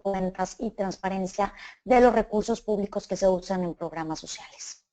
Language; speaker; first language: Spanish; native; Spanish